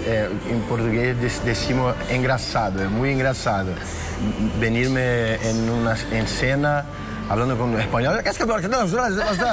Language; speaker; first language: Spanish; non-native, fluent; Portuguese